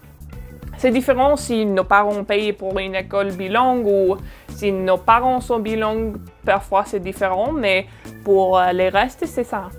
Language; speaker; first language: French; non-native, fluent; English